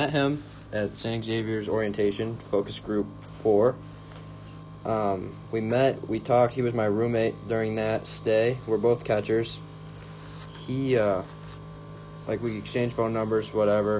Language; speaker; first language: English; native; English